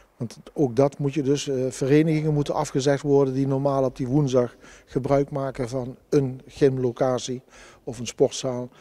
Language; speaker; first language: Dutch; native; Dutch